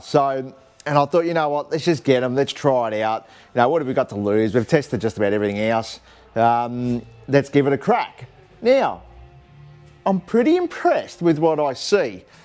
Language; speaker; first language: English; native; English